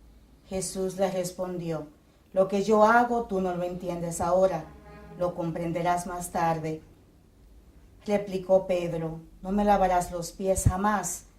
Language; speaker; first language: Spanish; native; Spanish